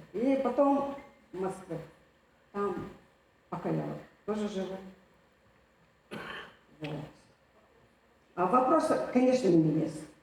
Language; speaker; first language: Russian; non-native, fluent; Mongolian